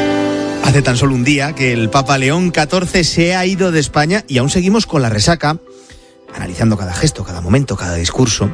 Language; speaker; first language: Spanish; native; Spanish